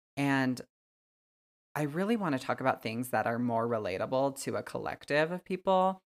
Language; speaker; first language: English; native; English